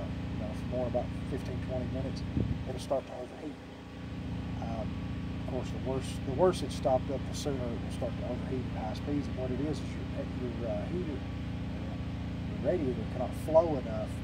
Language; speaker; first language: English; native; English